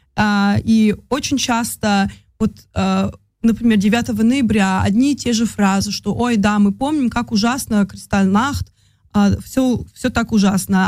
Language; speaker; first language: Russian; early bilingual, heritage; Russian